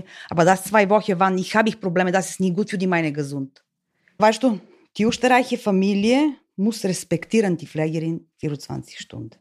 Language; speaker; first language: German; non-native, learner; Bulgarian